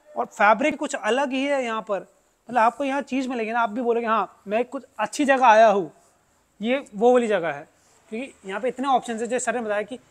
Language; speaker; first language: Hindi; native; Hindi